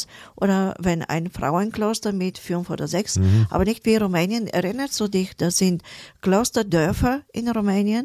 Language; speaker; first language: German; non-native, fluent; Bulgarian